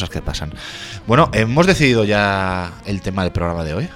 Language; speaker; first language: Spanish; native; Spanish